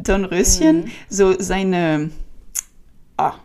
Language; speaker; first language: German; non-native, learner; French